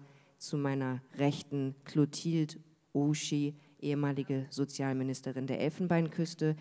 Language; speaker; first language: German; native; German